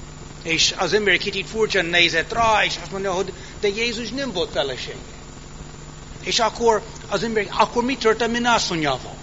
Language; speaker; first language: Hungarian; early bilingual, heritage; English